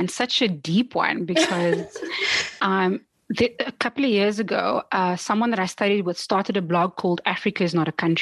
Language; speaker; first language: English; non-native, local second language; Afrikaans